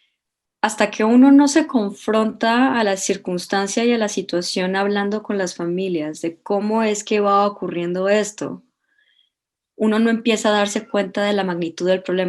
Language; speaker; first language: Spanish; native; Spanish